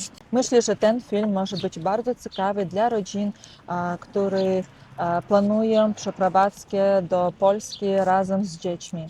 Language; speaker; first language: Polish; non-native, learner; Russian